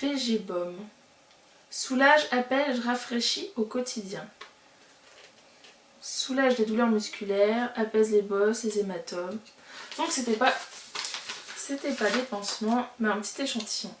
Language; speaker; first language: French; native; French